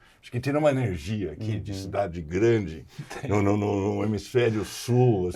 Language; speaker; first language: Portuguese; non-native, fluent; English